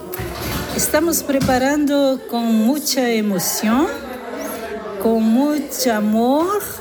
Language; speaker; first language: Spanish; non-native, learner; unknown